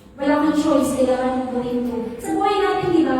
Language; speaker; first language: Filipino; native; Filipino